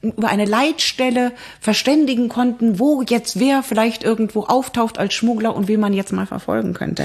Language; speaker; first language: German; native; German